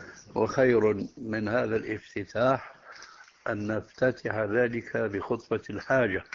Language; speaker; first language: Arabic; early bilingual, other home language; Albanian